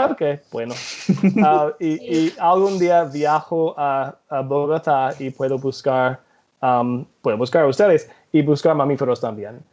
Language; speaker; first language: Spanish; non-native, fluent; English